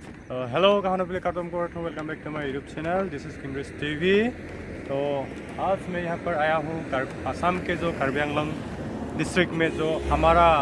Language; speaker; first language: Hindi; non-native, local second language; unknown